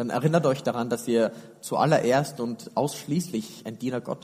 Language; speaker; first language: German; native; German